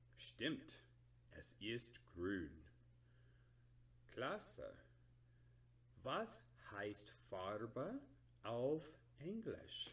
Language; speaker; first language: German; non-native, learner; English